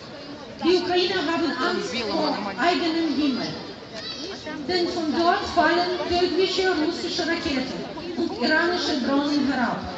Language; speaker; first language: German; non-native, fluent; Ukrainian